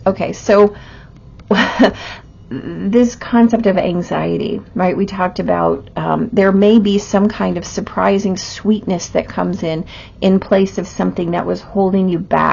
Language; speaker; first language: English; native; English